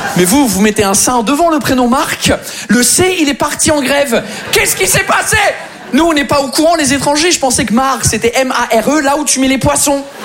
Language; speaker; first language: French; non-native, fluent; English